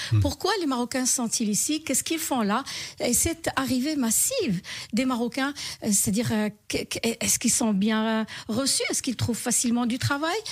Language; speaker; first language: French; non-native, local second language; Arabic